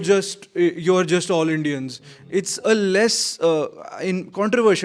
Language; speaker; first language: English; non-native, local second language; Hindi